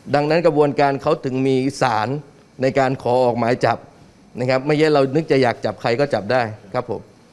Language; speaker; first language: Thai; native; Thai